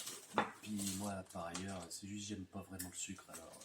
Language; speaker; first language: French; native; French